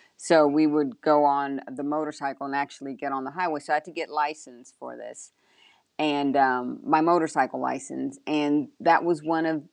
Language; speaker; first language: English; early bilingual, other home language; Spanish